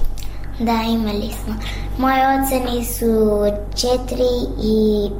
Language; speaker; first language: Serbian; non-native, learner; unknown